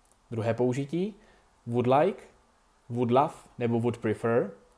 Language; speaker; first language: English; non-native, fluent; Czech